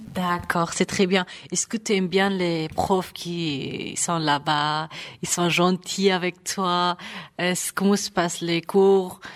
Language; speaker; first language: French; non-native, fluent; Persian